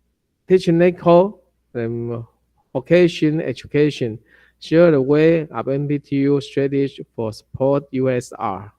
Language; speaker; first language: English; non-native, learner; Chinese